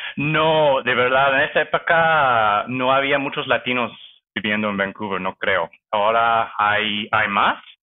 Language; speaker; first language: Spanish; non-native, fluent; English